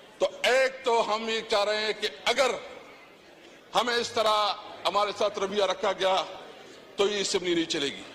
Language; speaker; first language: Urdu; non-native, local second language; Pashto